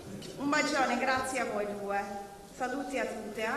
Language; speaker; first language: Italian; non-native, learner; English